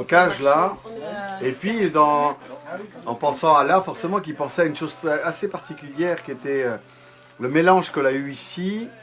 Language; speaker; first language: French; native; French